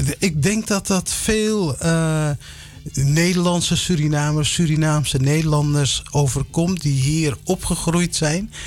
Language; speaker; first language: Dutch; early bilingual, other home language; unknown